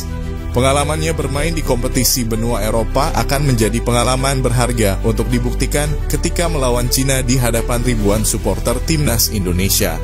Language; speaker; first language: Indonesian; native; Indonesian